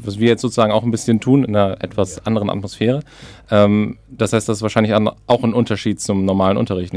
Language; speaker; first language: German; native; German